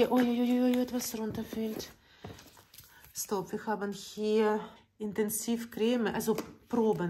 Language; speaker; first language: German; non-native, learner; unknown